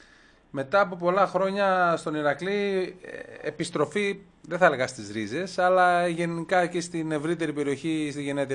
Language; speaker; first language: Greek; native; Greek